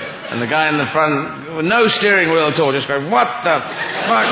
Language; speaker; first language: English; native; English